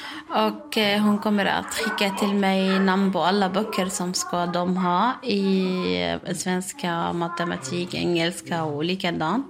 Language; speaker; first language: Swedish; non-native, learner; Arabic